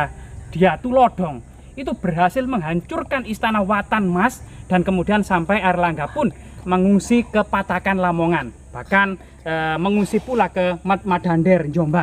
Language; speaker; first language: Indonesian; native; Indonesian